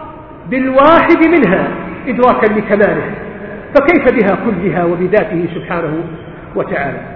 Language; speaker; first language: Arabic; native; Arabic